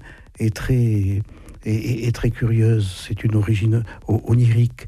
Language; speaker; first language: French; native; French